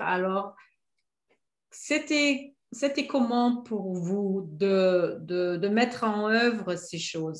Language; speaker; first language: French; non-native, fluent; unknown